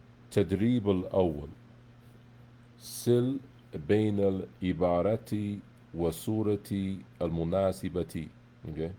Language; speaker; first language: Arabic; non-native, fluent; English